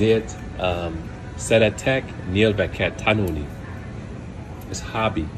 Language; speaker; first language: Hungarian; non-native, learner; English